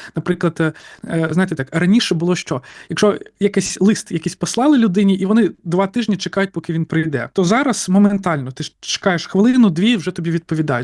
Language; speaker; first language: Ukrainian; native; Ukrainian